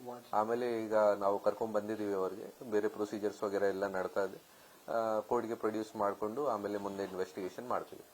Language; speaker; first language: Kannada; non-native, local second language; Hindi